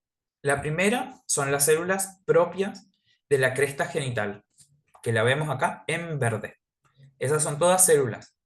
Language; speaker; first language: Spanish; native; Spanish